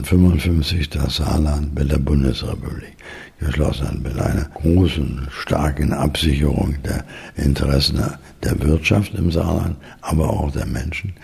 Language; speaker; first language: German; native; German